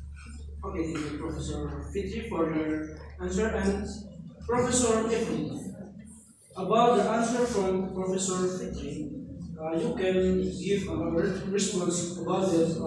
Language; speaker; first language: English; non-native, learner; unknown